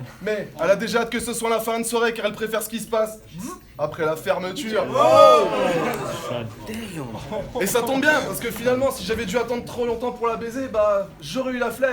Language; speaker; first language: French; native; French